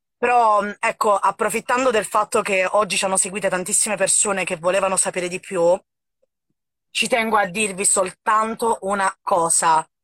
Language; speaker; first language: Italian; native; Italian